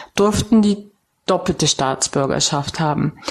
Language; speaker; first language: German; native; German